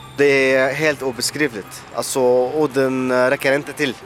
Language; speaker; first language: Swedish; non-native, fluent; Arabic